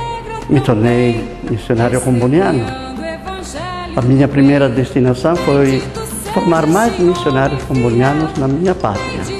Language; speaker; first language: Portuguese; non-native, fluent; Italian